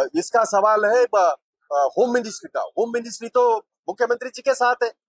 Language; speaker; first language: Hindi; non-native, local second language; Marathi